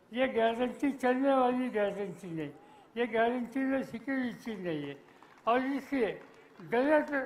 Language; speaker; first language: Hindi; non-native, local second language; Marathi